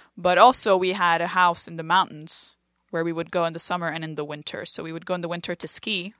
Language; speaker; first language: English; non-native, fluent; French